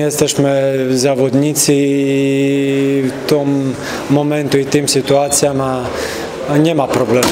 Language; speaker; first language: Polish; non-native, learner; Croatian